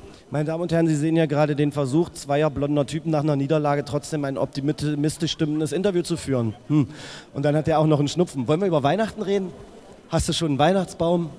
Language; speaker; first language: German; native; German